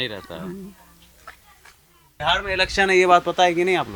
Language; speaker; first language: Hindi; native; Hindi